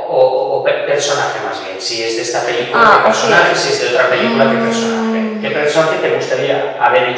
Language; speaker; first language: Spanish; native; Spanish